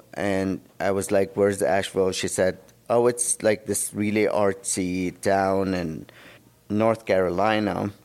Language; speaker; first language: English; non-native, fluent; Arabic